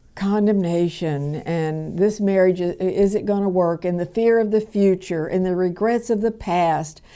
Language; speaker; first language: English; native; English